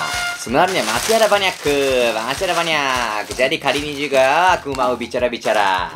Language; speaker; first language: Indonesian; non-native, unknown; Japanese